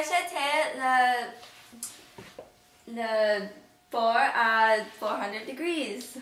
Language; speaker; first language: French; non-native, learner; English